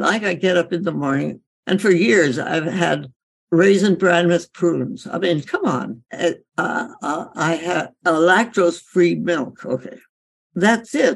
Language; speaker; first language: English; native; English